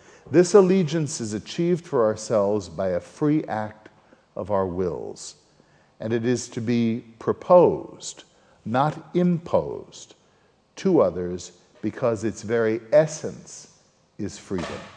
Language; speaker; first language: English; native; English